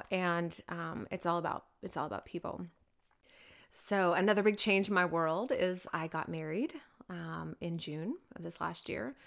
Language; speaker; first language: English; native; English